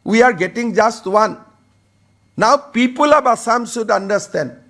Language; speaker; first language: English; non-native, local second language; Assamese